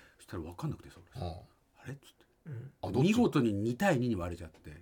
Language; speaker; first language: Japanese; native; Japanese